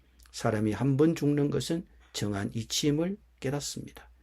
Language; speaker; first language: Korean; native; Korean